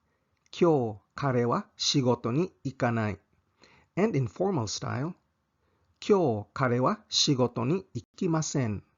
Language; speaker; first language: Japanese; non-native, fluent; English